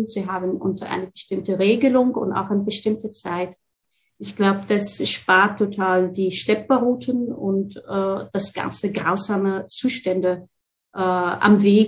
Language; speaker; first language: German; non-native, fluent; Arabic